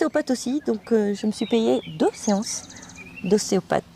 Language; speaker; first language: French; native; French